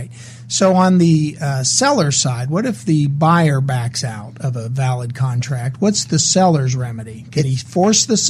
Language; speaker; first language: English; native; English